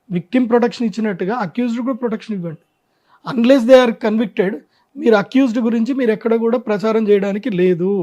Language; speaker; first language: Telugu; non-native, local second language; Marwari